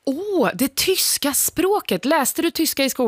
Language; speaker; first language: Swedish; native; Swedish